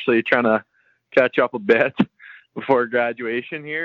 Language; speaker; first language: English; native; English